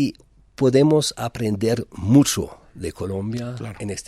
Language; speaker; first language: Spanish; non-native, fluent; German